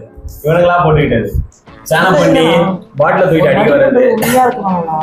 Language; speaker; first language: Tamil; native; Tamil